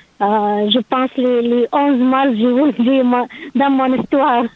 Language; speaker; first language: French; non-native, learner; Arabic